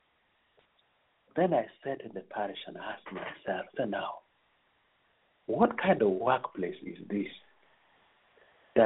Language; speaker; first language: English; non-native, local second language; Acoli